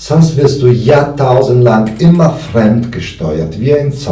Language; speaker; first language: German; non-native, fluent; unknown